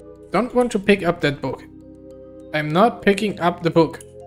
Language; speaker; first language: English; non-native, fluent; German